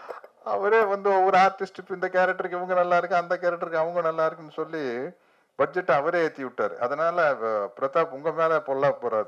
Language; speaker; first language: Tamil; native; Tamil